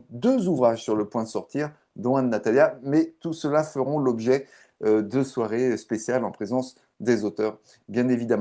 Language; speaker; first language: French; native; French